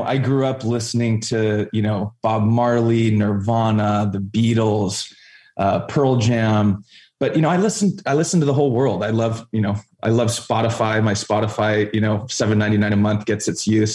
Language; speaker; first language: English; native; English